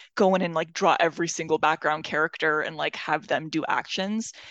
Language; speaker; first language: English; non-native, fluent; Persian